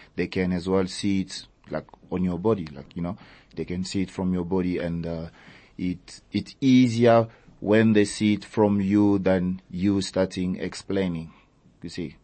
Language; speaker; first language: English; early bilingual, other home language; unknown